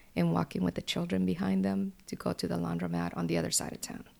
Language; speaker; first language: English; early bilingual, other home language; Spanish